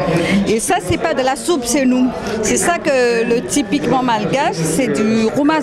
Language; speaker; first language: French; non-native, local second language; Malagasy